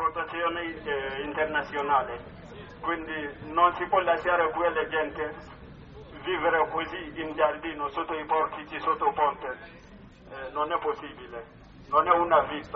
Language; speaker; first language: Italian; non-native, learner; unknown